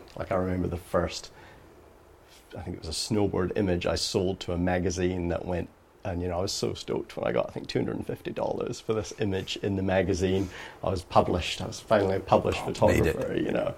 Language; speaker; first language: English; native; English